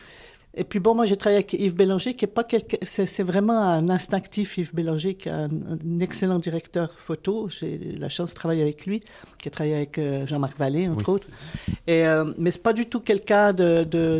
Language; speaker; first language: French; native; French